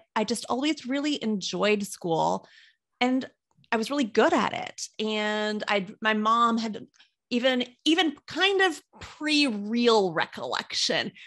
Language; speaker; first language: English; native; English